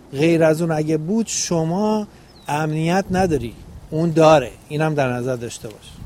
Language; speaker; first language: Persian; native; Persian